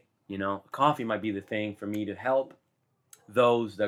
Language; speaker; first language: English; non-native, fluent; Spanish